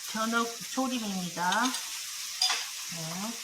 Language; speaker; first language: Korean; native; Korean